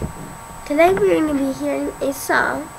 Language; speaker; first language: English; native; English